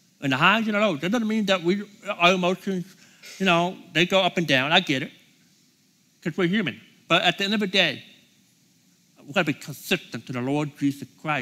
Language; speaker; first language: English; native; English